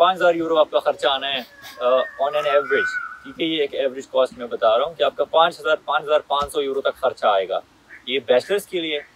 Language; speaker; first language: Hindi; non-native, local second language; Pashto